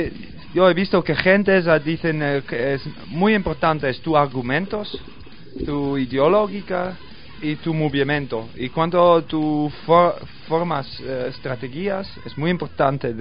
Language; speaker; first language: Spanish; non-native, learner; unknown